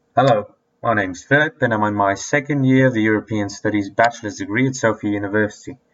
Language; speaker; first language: English; non-native, fluent; Bulgarian